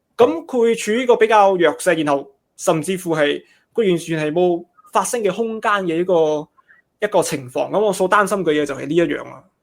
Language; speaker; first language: Cantonese; native; Cantonese